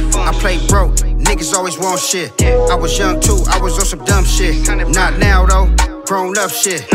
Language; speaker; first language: English; native; English